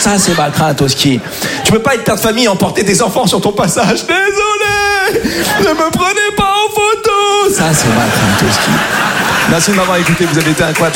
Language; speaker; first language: French; native; French